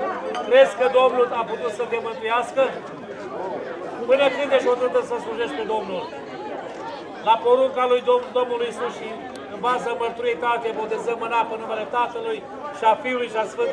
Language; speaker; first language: Romanian; native; Romanian